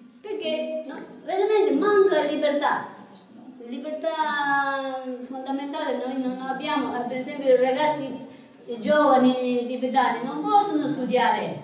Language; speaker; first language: Italian; non-native, learner; Tibetan